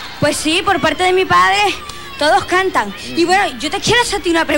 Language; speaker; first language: Spanish; native; Spanish